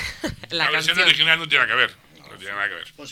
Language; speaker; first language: Spanish; native; Spanish